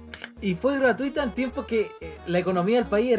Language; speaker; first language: Spanish; native; Spanish